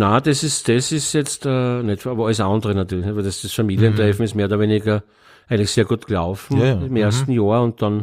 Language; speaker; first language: German; native; German